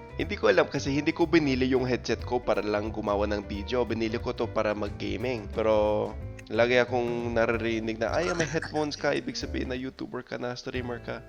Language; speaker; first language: Filipino; non-native, fluent; English